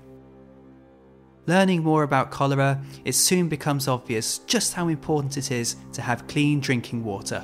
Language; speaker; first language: English; native; English